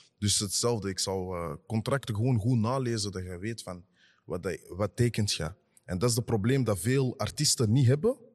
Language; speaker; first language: Dutch; early bilingual, other home language; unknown